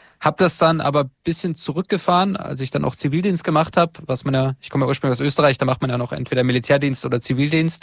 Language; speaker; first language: German; native; German